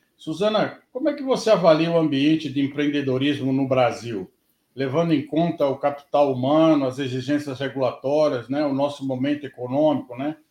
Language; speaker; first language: Portuguese; native; Portuguese